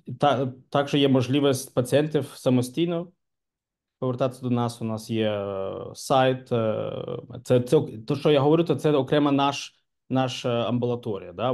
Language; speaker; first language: Ukrainian; non-native, local second language; Russian